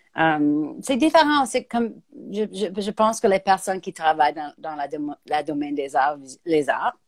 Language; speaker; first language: French; native; French